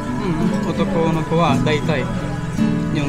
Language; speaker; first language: Japanese; non-native, fluent; Indonesian